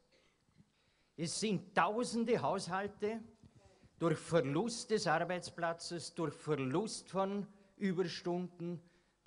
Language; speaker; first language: German; native; German